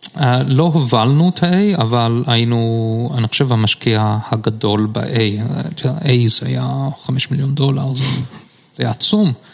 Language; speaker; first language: Hebrew; early bilingual, heritage; Hebrew